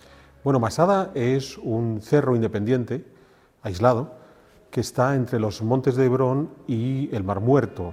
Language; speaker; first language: Spanish; native; Spanish